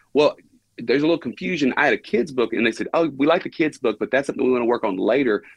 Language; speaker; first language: English; native; English